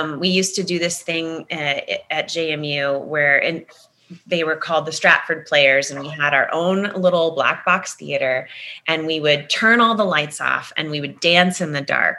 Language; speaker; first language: English; native; English